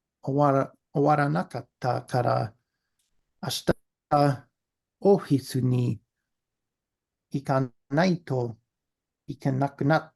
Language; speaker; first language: Japanese; non-native, learner; English